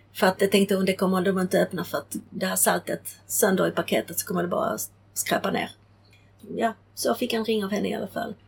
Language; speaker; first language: Swedish; early bilingual, other home language; Czech